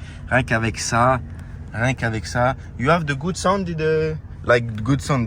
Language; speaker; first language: English; non-native, learner; French